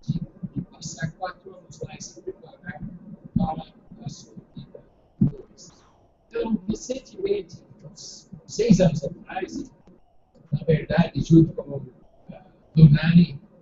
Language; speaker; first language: Portuguese; non-native, fluent; English